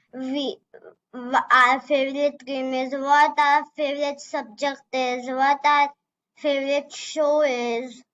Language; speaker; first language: English; non-native, learner; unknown